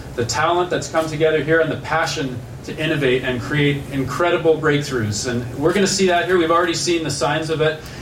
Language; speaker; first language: English; native; English